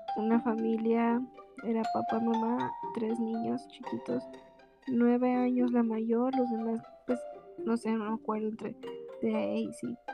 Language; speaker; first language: Spanish; native; Spanish